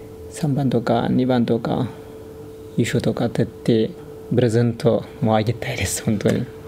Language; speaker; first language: Japanese; non-native, learner; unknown